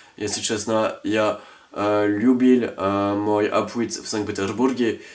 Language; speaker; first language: Russian; non-native, learner; French